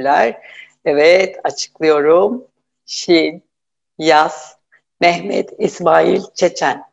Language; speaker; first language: Turkish; native; Turkish